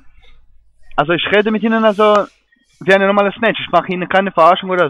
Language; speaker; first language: German; non-native, fluent; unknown